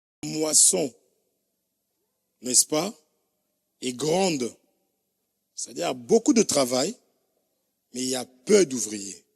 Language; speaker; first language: French; non-native, local second language; Lingala